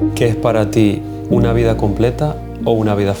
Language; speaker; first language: Spanish; native; Spanish